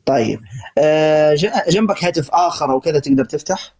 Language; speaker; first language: Arabic; native; Arabic